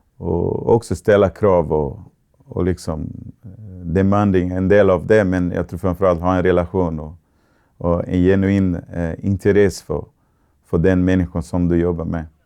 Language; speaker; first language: Swedish; non-native, fluent; Portuguese